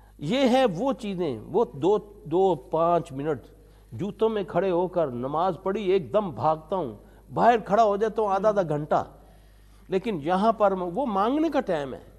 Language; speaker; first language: Urdu; non-native, local second language; Punjabi